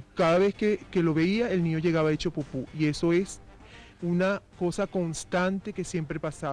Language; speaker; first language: Spanish; native; Spanish